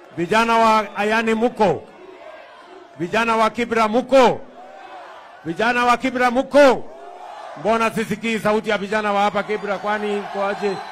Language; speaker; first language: Swahili; non-native, local second language; Kalenjin